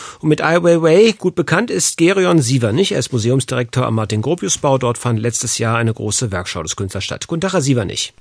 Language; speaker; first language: German; native; German